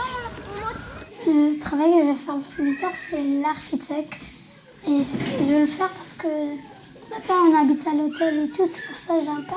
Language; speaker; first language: French; non-native, learner; Arabic